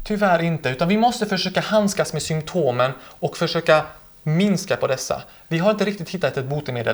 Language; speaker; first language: Swedish; native; Swedish